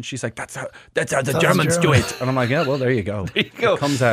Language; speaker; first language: English; native; English